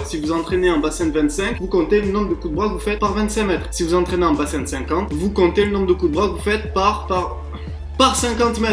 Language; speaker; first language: French; native; French